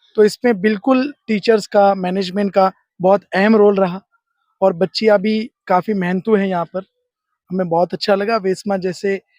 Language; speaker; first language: Hindi; non-native, local second language; Gujarati